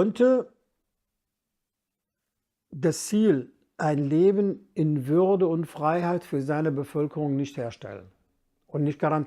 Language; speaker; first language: German; non-native, fluent; Kurdish